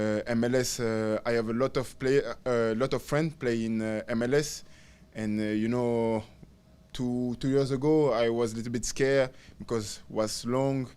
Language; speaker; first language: English; non-native, learner; French